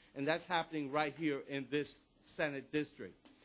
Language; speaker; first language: English; early bilingual, other home language; Spanish